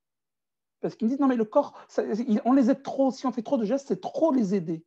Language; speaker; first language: French; native; French